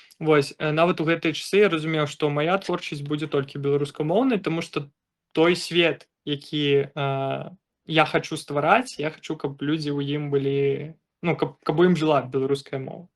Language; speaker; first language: Belarusian; non-native, local second language; Russian